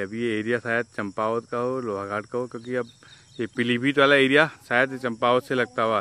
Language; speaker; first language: Hindi; native; Hindi